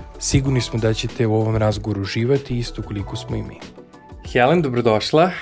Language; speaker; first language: Serbian; native; Serbian